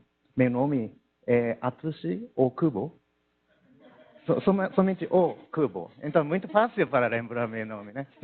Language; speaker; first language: Portuguese; non-native, learner; Japanese